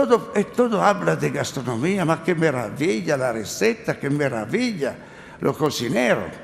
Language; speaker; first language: Spanish; non-native, learner; Italian